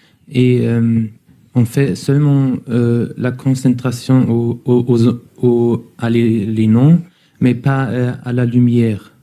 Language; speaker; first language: French; non-native, learner; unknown